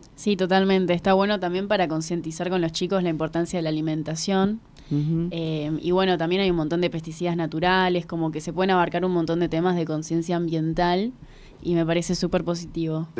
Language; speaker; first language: Spanish; native; Spanish